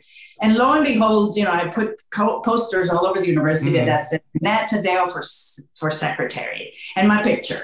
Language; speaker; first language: English; non-native, fluent; Spanish